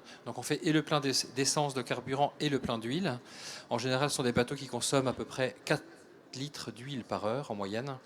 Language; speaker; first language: French; native; French